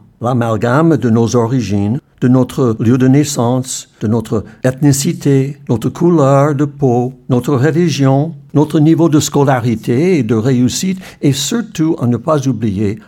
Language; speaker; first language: French; non-native, fluent; English